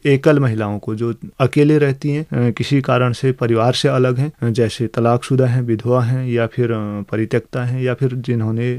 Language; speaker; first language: Hindi; native; Hindi